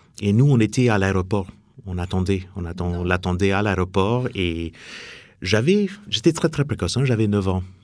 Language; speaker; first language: French; non-native, fluent; English